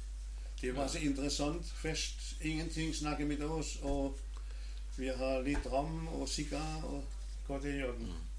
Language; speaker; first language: Danish; non-native, learner; German